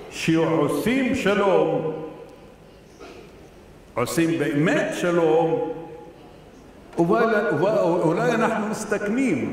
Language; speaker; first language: Hebrew; non-native, local second language; Arabic